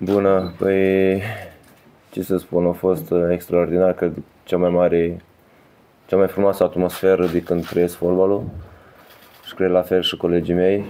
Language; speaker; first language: Romanian; early bilingual, heritage; Romanian